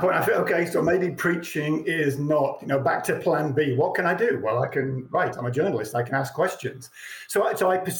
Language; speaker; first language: English; native; English